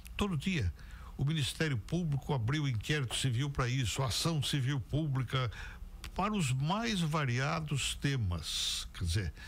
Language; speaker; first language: Portuguese; native; Portuguese